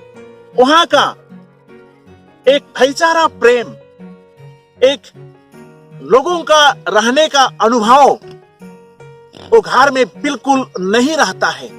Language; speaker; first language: Hindi; non-native, local second language; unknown